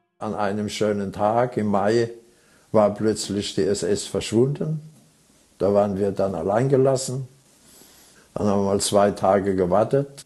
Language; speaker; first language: German; native; German